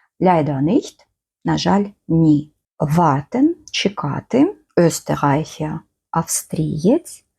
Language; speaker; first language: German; non-native, fluent; Ukrainian